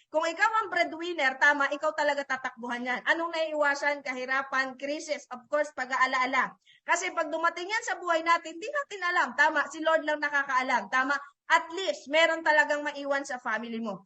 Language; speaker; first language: Filipino; native; Filipino